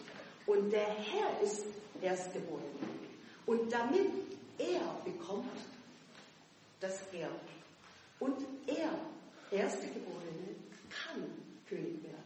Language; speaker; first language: German; non-native, fluent; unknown